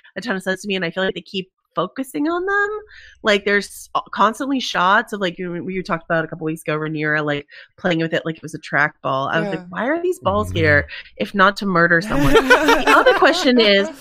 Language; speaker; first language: English; native; English